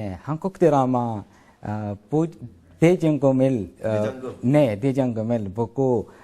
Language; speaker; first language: Korean; non-native, learner; Arabic